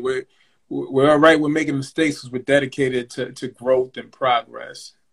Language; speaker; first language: English; early bilingual, other home language; Spanish